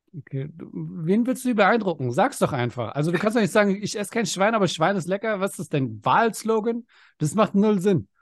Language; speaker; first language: German; early bilingual, other home language; Persian